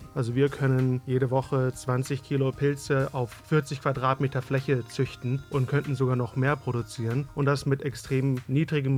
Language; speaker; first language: German; native; German